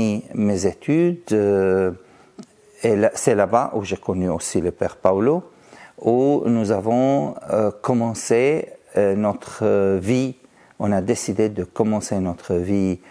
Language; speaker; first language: French; non-native, fluent; Arabic